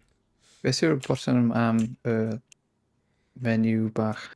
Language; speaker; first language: Welsh; non-native, local second language; English